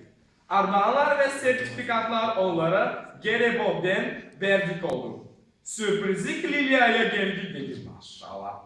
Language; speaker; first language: Turkish; non-native, learner; Bulgarian